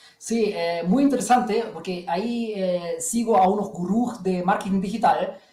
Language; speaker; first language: Spanish; early bilingual, heritage; German